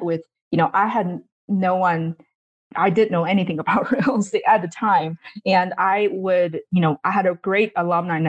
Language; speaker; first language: English; non-native, fluent; Chinese